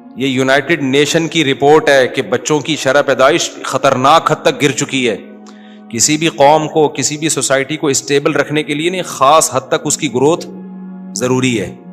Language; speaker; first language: Urdu; native; Urdu